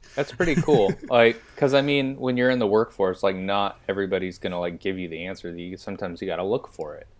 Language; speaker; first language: English; native; English